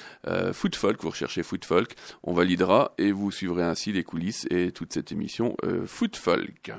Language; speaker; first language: French; native; French